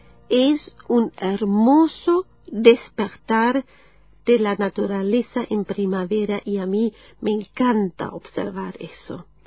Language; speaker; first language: Spanish; non-native, fluent; German